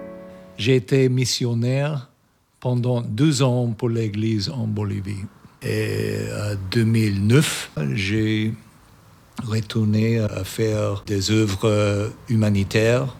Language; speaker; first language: French; non-native, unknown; English